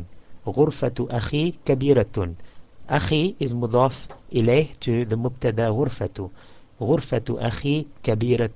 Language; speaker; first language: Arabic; non-native, fluent; English